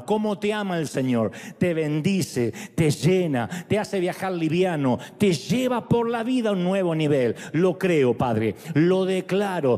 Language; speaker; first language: Spanish; native; Spanish